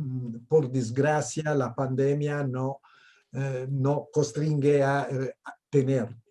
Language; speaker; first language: Spanish; non-native, fluent; Italian